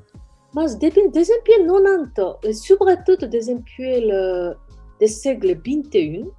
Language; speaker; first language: French; non-native, fluent; Japanese